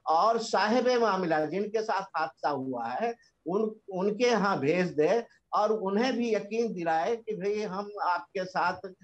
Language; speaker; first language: Hindi; native; Hindi